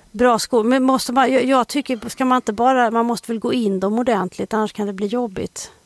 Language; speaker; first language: Swedish; native; Swedish